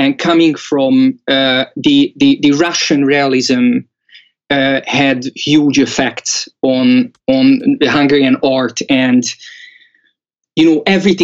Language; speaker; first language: English; non-native, fluent; Hungarian